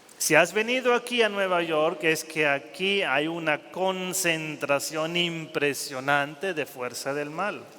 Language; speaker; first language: Spanish; non-native, fluent; German